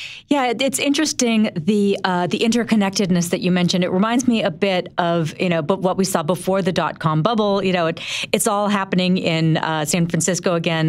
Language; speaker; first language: English; native; English